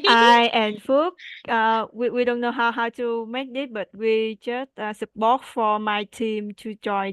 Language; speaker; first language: English; non-native, learner; Vietnamese